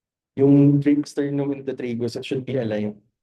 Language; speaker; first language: English; non-native, local second language; Filipino